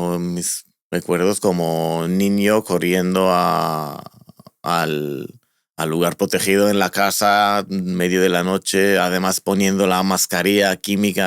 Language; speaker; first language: Spanish; non-native, fluent; Hebrew